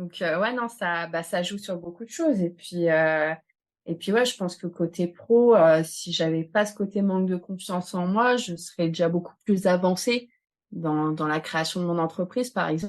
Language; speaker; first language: French; native; French